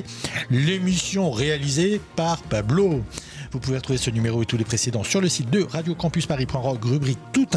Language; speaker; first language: French; native; French